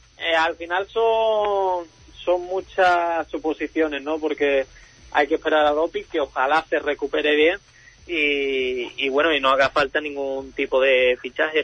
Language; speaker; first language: Spanish; native; Spanish